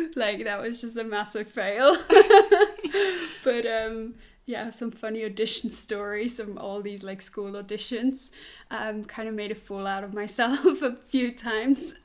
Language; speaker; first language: English; non-native, fluent; Swiss German